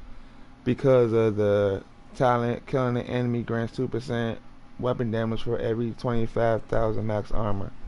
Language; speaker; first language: English; native; English